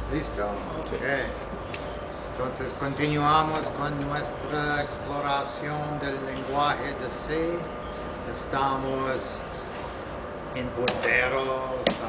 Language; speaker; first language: Spanish; non-native, fluent; English